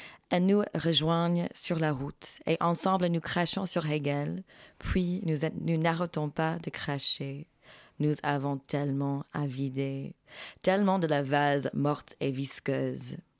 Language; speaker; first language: French; non-native, fluent; English